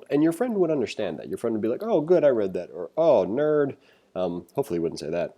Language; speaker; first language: English; native; English